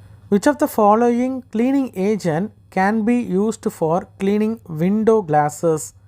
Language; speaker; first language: English; non-native, local second language; Tamil